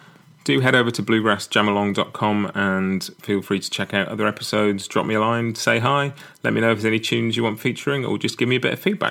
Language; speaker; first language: English; native; English